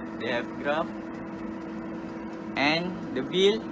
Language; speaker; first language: English; non-native, learner; Malay